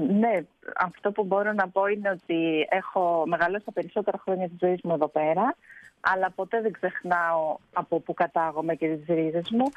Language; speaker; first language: Greek; early bilingual, heritage; Greek